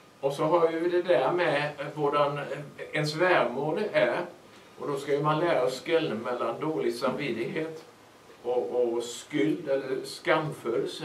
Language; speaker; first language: Swedish; native; Swedish